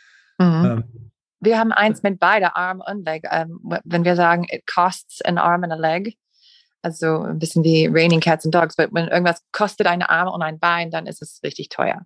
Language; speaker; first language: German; non-native, fluent; English